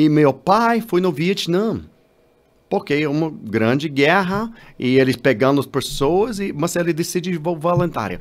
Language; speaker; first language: Portuguese; non-native, learner; English